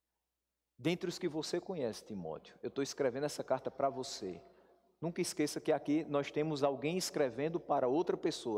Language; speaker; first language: Portuguese; native; Portuguese